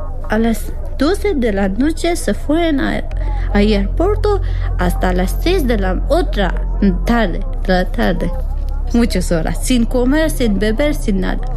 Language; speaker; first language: Spanish; non-native, learner; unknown